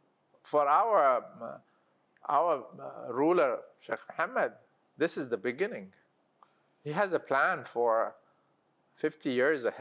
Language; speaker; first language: English; non-native, local second language; Arabic